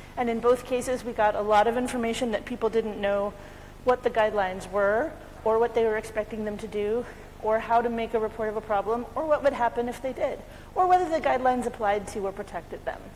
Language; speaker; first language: English; native; English